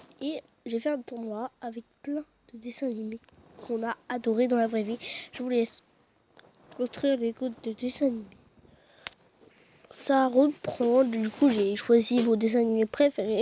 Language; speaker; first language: French; native; French